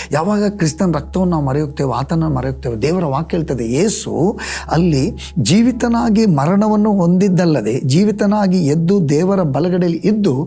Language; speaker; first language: Kannada; native; Kannada